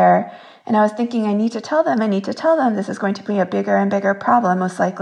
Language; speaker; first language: English; early bilingual, other home language; Korean